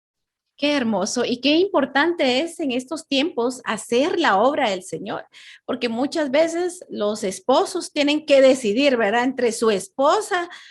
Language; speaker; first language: Spanish; native; Spanish